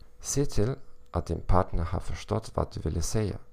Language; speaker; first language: Swedish; non-native, learner; German